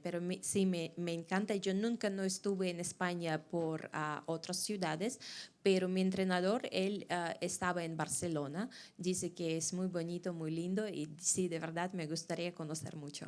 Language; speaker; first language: Spanish; non-native, fluent; Russian